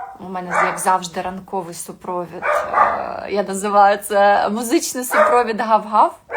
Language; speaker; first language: Ukrainian; non-native, local second language; Russian